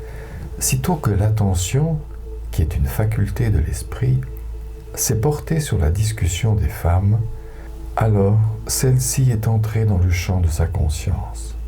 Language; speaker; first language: French; native; French